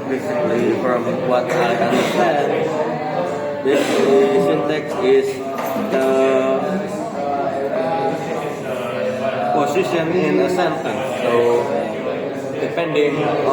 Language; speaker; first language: English; non-native, fluent; Indonesian